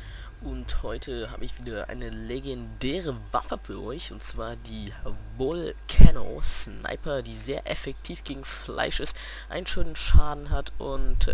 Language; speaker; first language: German; native; German